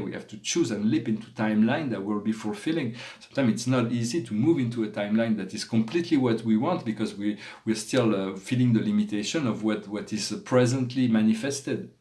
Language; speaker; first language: English; non-native, fluent; French